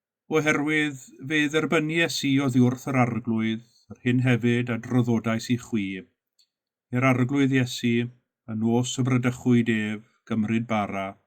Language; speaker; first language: Welsh; native; Welsh